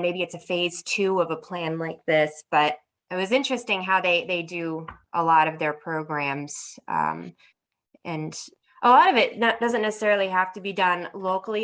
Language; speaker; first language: English; native; English